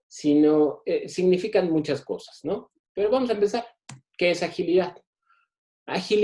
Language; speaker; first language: Spanish; native; Spanish